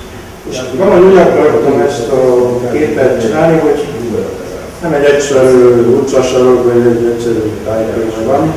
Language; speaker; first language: Hungarian; non-native, local second language; Romanian